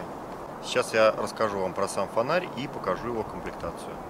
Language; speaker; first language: Russian; native; Russian